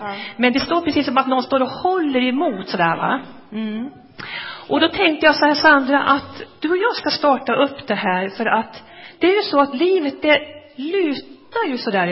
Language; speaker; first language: Swedish; native; Swedish